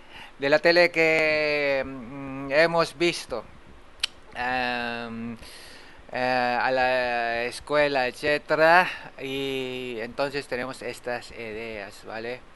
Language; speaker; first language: Spanish; non-native, fluent; Japanese